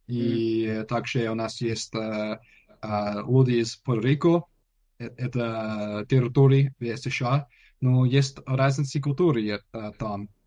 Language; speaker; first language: Russian; non-native, learner; English